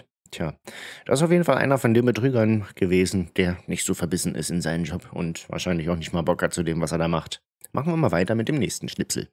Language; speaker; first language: German; native; German